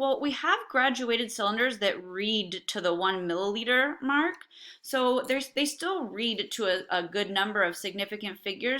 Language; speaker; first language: English; native; English